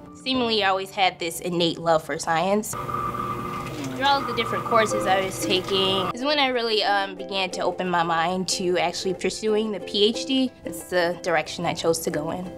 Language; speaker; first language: English; native; English